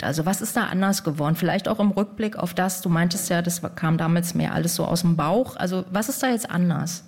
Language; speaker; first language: German; native; German